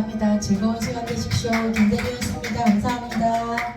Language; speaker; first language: Korean; native; Korean